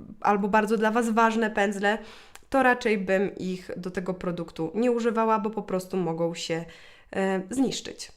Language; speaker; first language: Polish; native; Polish